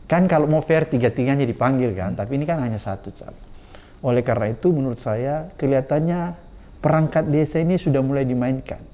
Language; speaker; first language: Indonesian; native; Indonesian